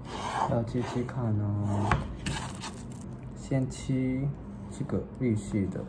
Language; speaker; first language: Chinese; non-native, fluent; Japanese